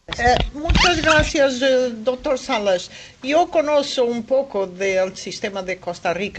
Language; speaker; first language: Spanish; non-native, fluent; Portuguese